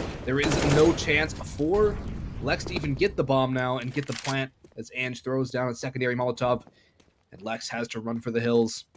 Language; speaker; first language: English; native; English